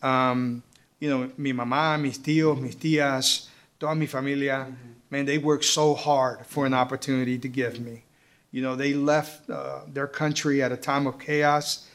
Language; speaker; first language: English; early bilingual, other home language; Spanish